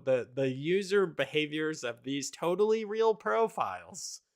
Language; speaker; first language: English; native; English